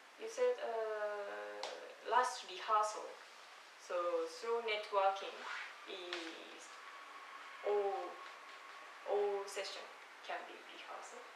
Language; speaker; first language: English; non-native, learner; Japanese